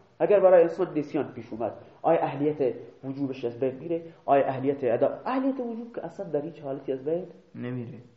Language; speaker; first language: Persian; non-native, local second language; Baluchi